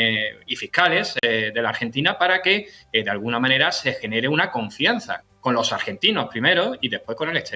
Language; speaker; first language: Spanish; native; Spanish